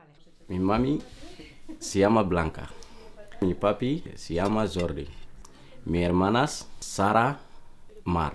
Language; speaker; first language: Spanish; non-native, learner; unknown